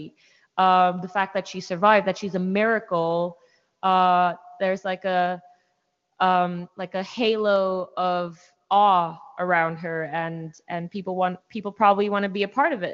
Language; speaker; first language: English; non-native, local second language; Hindi